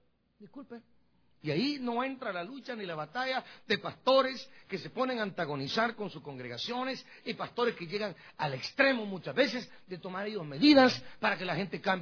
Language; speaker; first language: Spanish; native; Spanish